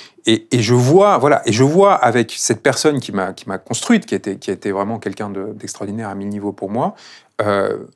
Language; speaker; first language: French; non-native, fluent; Spanish